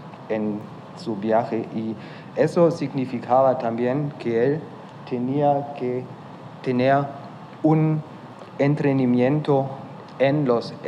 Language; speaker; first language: Spanish; non-native, fluent; German